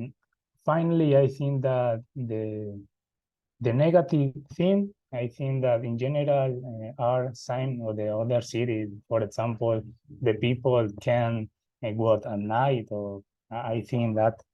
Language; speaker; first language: English; non-native, learner; Spanish